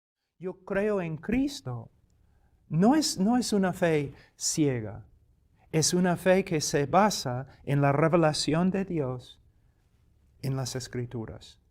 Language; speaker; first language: Spanish; non-native, fluent; English